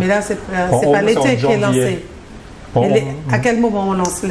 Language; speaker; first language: French; native; French